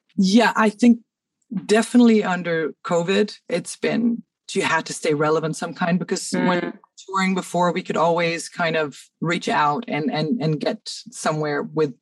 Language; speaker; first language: English; early bilingual, other home language; Danish